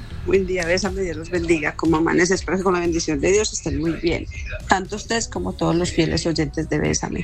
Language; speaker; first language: Spanish; native; Spanish